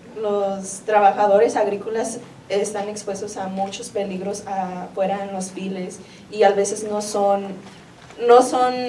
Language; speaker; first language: Spanish; early bilingual, heritage; Spanish